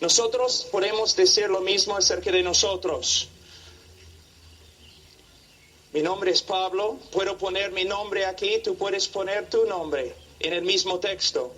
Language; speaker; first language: Spanish; non-native, fluent; English